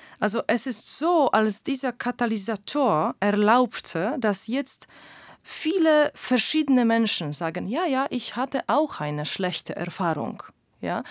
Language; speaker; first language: German; non-native, fluent; Polish